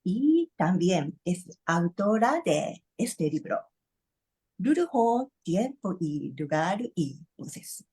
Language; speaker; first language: Spanish; non-native, learner; Japanese